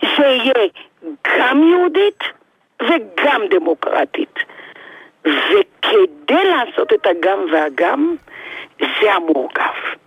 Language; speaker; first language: Hebrew; early bilingual, other home language; Arabic